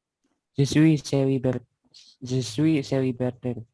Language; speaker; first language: French; non-native, learner; Indonesian